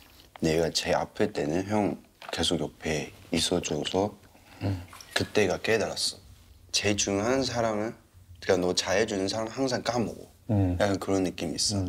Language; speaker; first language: Korean; non-native, fluent; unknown